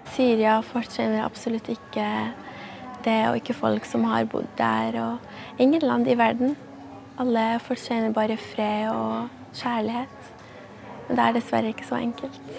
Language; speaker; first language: Norwegian; non-native, fluent; Arabic